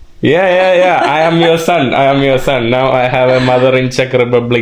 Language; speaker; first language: English; non-native, local second language; Malayalam